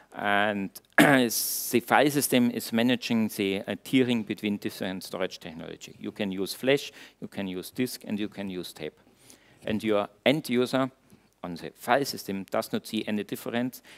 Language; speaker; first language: English; non-native, fluent; German